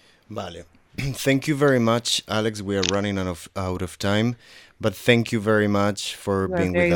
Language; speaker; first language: English; non-native, fluent; Spanish